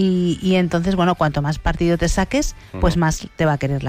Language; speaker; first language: Spanish; native; Spanish